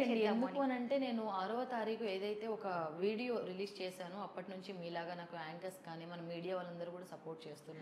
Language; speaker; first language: Telugu; native; Telugu